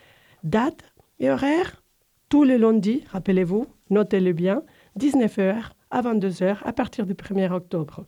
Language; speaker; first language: French; native; French